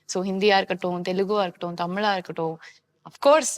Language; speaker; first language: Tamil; native; Tamil